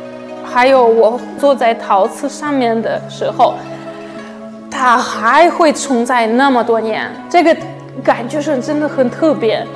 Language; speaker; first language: Chinese; non-native, fluent; Russian